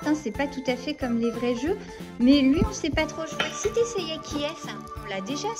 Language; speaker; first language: French; native; French